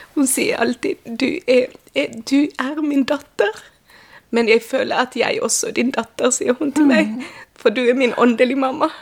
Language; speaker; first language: Norwegian; non-native, fluent; Spanish